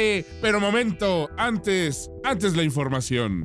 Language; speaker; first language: Spanish; native; Spanish